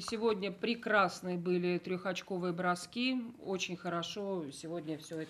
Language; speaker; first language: Russian; native; Russian